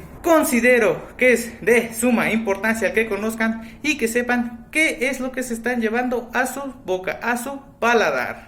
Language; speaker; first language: Spanish; native; Spanish